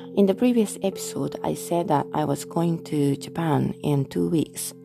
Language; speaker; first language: English; non-native, fluent; Japanese